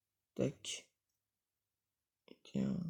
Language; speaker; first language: French; native; French